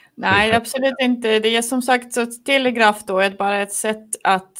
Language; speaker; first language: Swedish; non-native, fluent; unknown